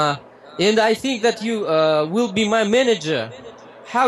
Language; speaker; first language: English; non-native, learner; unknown